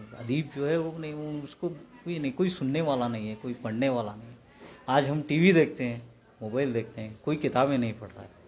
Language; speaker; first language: Hindi; non-native, local second language; Urdu